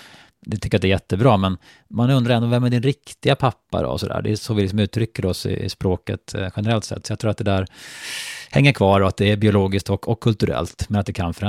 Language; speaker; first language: Swedish; native; Swedish